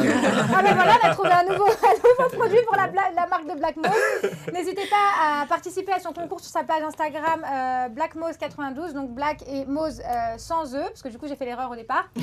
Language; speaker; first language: French; native; French